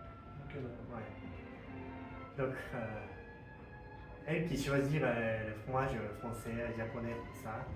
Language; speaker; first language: French; non-native, learner; Japanese